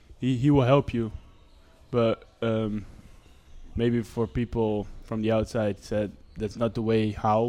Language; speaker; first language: English; non-native, fluent; Dutch